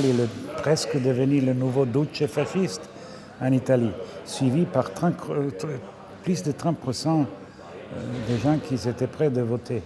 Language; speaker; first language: French; non-native, fluent; Serbian